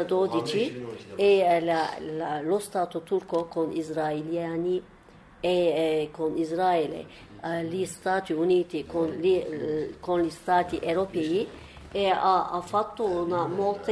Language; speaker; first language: Italian; non-native, learner; Turkish